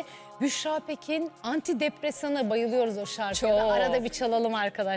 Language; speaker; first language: Turkish; native; Turkish